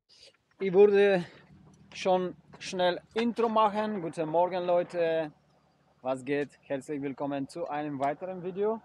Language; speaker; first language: German; non-native, learner; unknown